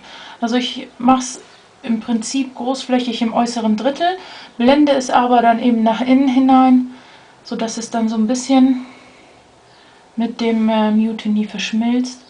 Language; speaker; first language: German; native; German